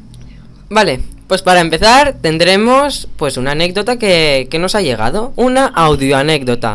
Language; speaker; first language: Spanish; native; Spanish